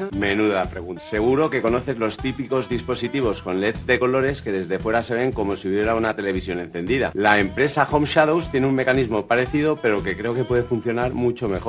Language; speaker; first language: Spanish; native; Spanish